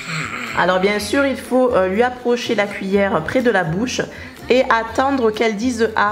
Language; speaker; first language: French; native; French